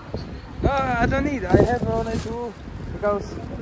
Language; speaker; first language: English; non-native, learner; Czech